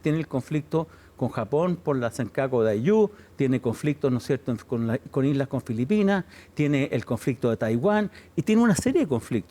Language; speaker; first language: Spanish; native; Spanish